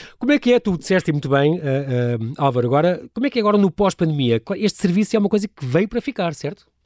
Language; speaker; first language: Portuguese; native; Portuguese